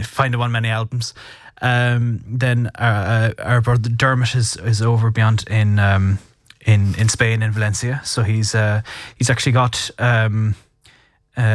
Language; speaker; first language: English; native; English